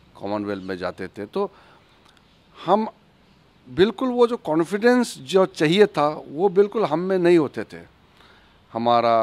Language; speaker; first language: Hindi; native; Hindi